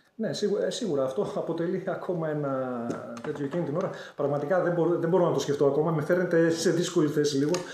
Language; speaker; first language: Greek; native; Greek